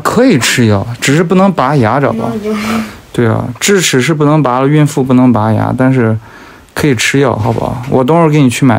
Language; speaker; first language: Chinese; native; Chinese